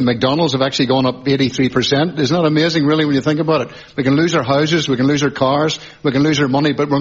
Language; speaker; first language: English; native; English